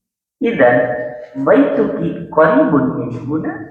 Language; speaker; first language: Arabic; non-native, learner; Indonesian